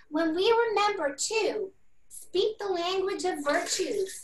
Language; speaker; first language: English; native; English